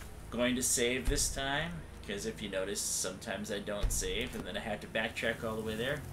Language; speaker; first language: English; native; English